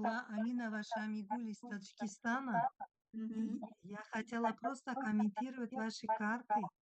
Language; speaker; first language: Russian; non-native, local second language; Tajik